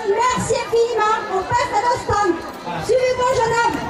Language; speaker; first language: French; native; French